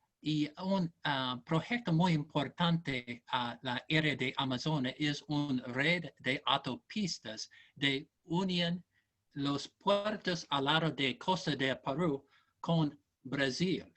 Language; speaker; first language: Spanish; non-native, learner; English